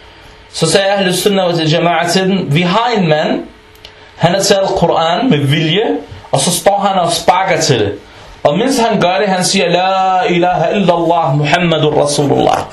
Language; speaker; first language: Danish; early bilingual, other home language; Arabic